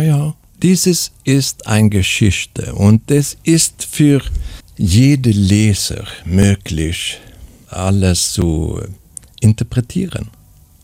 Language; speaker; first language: German; non-native, fluent; Swedish